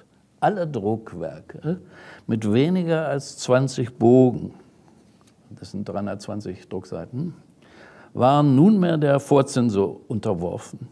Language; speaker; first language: German; native; German